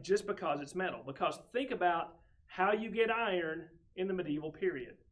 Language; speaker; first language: English; native; English